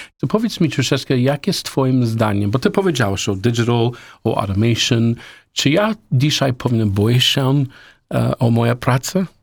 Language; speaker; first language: Polish; non-native, learner; English